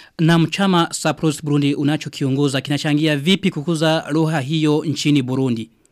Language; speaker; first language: Swahili; non-native, local second language; Rundi